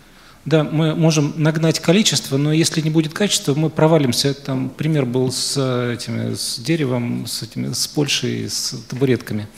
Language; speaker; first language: Russian; native; Russian